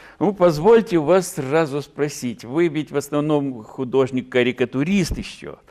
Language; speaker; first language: Russian; native; Russian